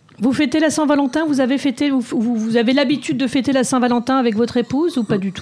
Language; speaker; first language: French; native; French